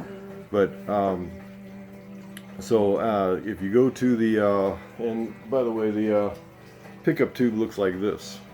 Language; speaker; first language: English; native; English